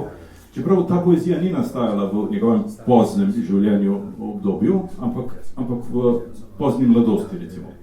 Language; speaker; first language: Slovenian; native; Slovenian